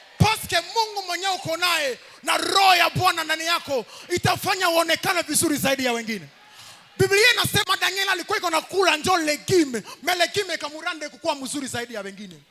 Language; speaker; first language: Swahili; native; Swahili